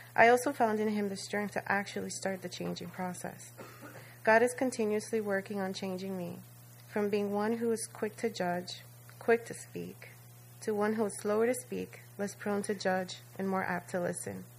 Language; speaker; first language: English; non-native, fluent; Spanish